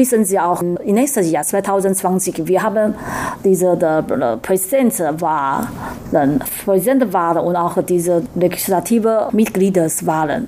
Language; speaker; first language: German; non-native, learner; Chinese